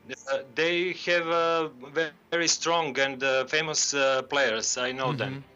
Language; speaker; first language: English; non-native, learner; Serbian